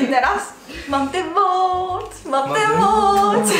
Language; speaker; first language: Polish; non-native, learner; Korean